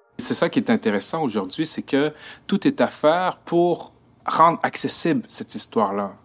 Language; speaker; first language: French; native; French